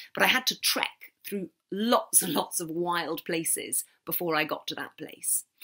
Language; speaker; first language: English; native; English